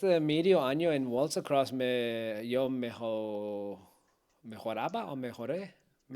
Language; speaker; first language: Spanish; non-native, learner; Danish